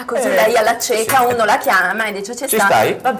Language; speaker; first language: Italian; native; Italian